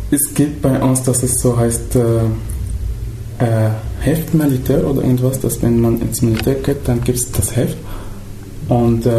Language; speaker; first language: German; non-native, fluent; Arabic